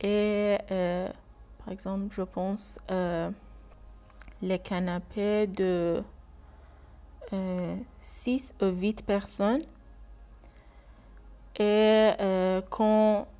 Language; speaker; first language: French; non-native, learner; Persian